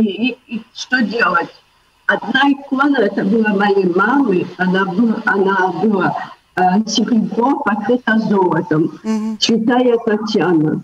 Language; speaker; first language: Russian; early bilingual, heritage; Russian